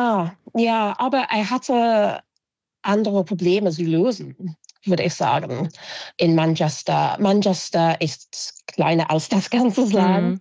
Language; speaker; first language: German; non-native, fluent; English